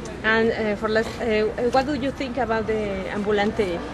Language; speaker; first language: English; non-native, fluent; Spanish